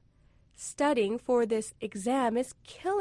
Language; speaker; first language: English; non-native, fluent; Korean